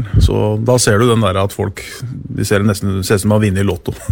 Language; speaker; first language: Norwegian; native; Norwegian